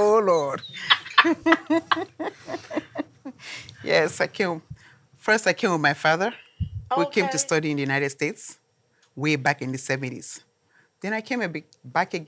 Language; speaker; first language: English; non-native, local second language; Igbo